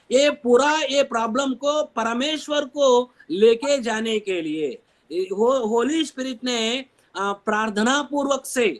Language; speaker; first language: Hindi; non-native, local second language; Telugu